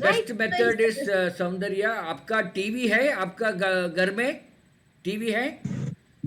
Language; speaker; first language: Hindi; non-native, local second language; Tamil